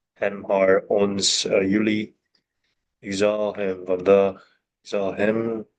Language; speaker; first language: Dutch; non-native, learner; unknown